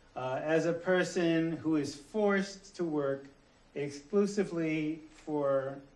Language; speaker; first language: English; native; English